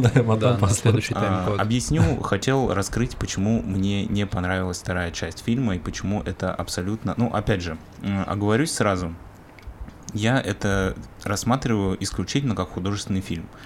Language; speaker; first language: Russian; native; Russian